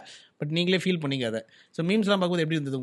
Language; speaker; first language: Tamil; native; Tamil